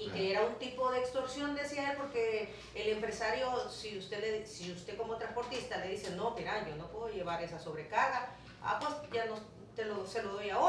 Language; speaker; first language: Spanish; native; Spanish